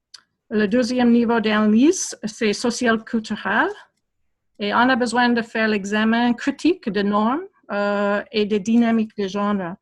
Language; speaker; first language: French; non-native, fluent; English